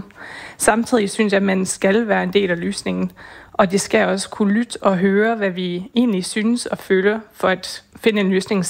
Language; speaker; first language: Danish; non-native, fluent; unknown